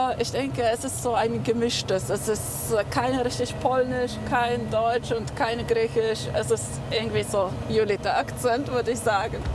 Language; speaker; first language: German; early bilingual, other home language; Polish